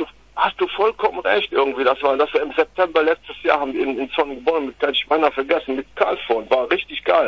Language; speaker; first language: German; native; German